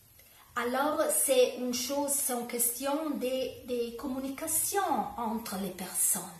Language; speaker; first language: French; non-native, learner; Italian